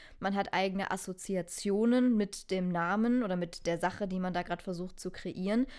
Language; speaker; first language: German; native; German